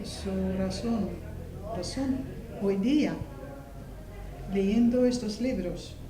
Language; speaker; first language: Spanish; non-native, fluent; Russian